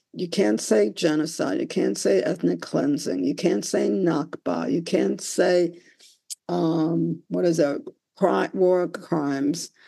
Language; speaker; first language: English; early bilingual, other home language; Polish